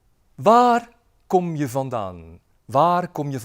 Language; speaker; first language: Dutch; native; Dutch